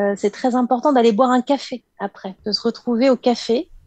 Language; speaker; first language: French; native; French